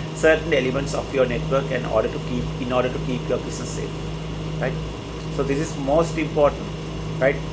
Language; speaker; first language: English; non-native, local second language; Sinhala